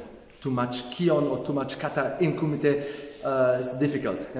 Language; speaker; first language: English; non-native, learner; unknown